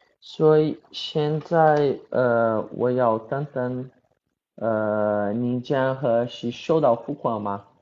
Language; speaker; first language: Chinese; non-native, learner; Portuguese